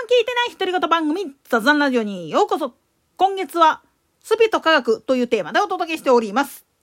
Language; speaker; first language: Japanese; native; Japanese